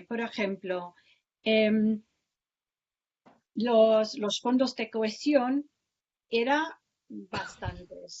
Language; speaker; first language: Spanish; non-native, fluent; English